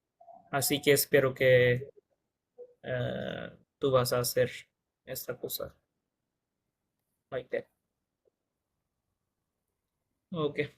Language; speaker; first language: Spanish; non-native, fluent; Bangla